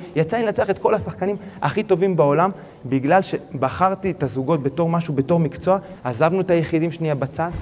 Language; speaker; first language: Hebrew; early bilingual, other home language; Spanish